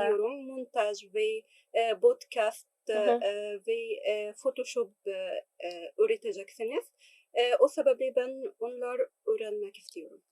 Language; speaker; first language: Turkish; non-native, learner; Arabic